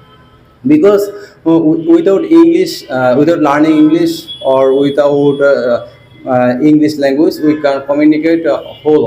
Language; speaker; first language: English; non-native, learner; Bangla